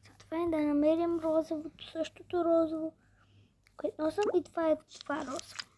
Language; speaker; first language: Bulgarian; early bilingual, heritage; Bulgarian